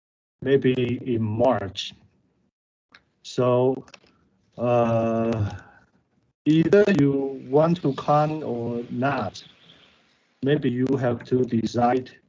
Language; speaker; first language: English; non-native, learner; Chinese